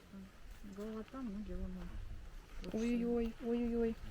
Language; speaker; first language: Russian; native; Russian